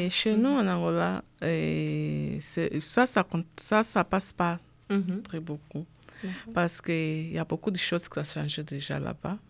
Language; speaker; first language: French; non-native, learner; Portuguese